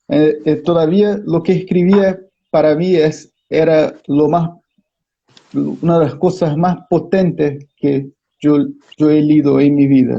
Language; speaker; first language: Spanish; non-native, fluent; Portuguese